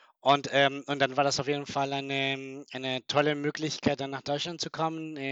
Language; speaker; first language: German; non-native, fluent; Spanish